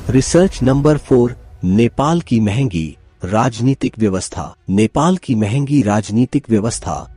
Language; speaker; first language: Hindi; non-native, local second language; Nepali